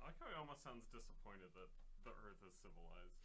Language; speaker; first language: English; native; English